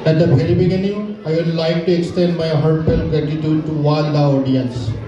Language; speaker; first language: English; non-native, local second language; Assamese